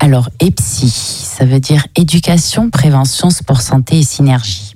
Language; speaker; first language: French; native; French